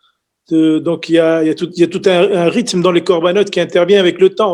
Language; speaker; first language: French; native; French